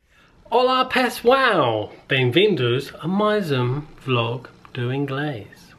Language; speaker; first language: Portuguese; non-native, learner; English